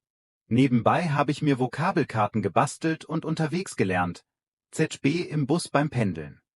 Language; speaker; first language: German; non-native, fluent; Vietnamese